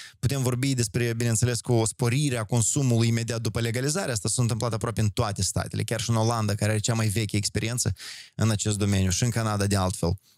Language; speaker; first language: Romanian; native; Romanian